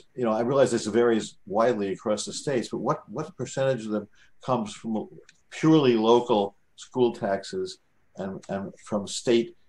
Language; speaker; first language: English; native; English